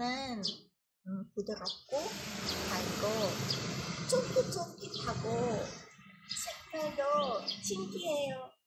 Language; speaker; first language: Korean; non-native, learner; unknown